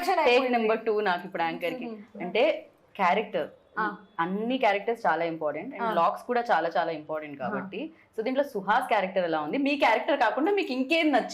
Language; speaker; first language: Telugu; native; Telugu